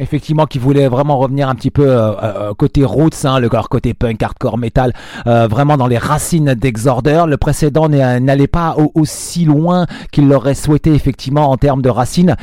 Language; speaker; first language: French; native; French